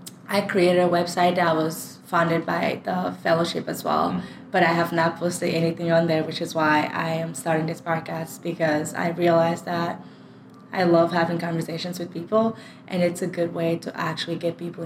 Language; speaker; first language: English; non-native, fluent; French